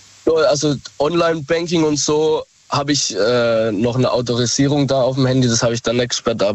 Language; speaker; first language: German; native; German